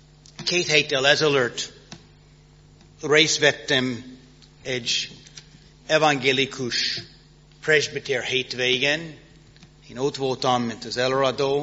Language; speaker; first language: Hungarian; non-native, fluent; English